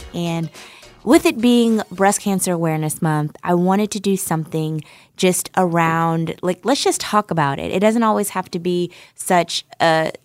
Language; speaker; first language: English; native; English